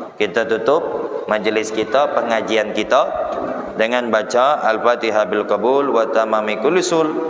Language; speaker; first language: Malay; non-native, local second language; Banjar